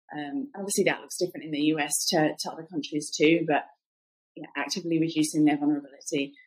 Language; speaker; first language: English; native; English